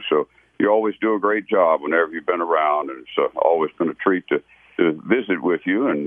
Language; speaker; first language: English; native; English